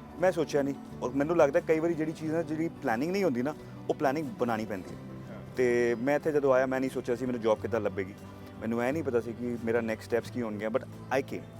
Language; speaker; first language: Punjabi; native; Punjabi